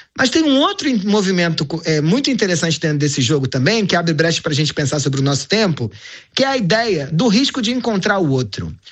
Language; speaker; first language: Portuguese; native; Portuguese